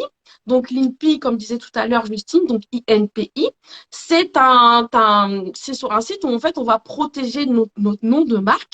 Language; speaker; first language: French; native; French